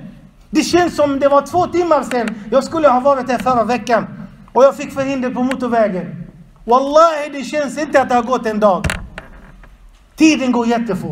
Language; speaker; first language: Swedish; non-native, fluent; Arabic